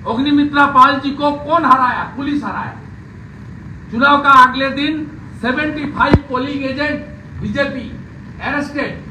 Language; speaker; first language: Hindi; non-native, local second language; Bangla